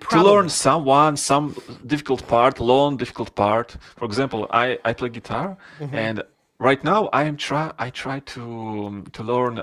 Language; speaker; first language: English; non-native, fluent; Russian